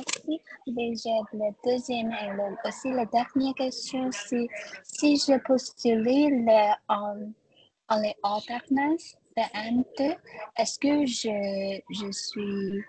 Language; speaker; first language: French; non-native, learner; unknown